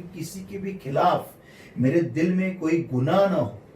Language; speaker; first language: Hindi; non-native, local second language; Marathi